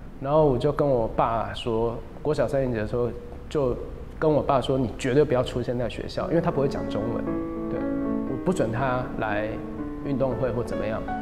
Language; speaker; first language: Chinese; non-native, local second language; Min Nan Chinese